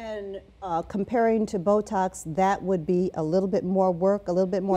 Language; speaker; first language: English; native; English